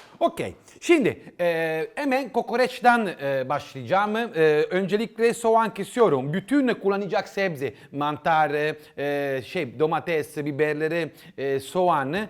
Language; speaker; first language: Turkish; non-native, learner; Italian